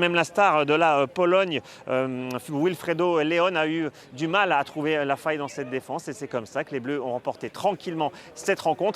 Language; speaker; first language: French; native; French